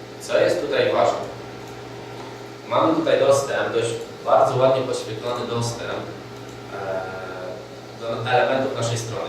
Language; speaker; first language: Polish; native; Polish